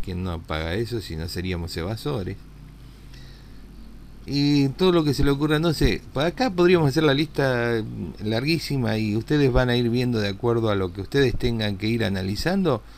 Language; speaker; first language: Spanish; native; Spanish